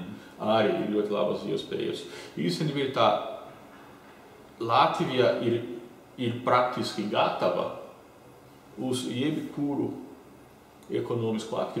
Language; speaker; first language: Latvian; early bilingual, heritage; Portuguese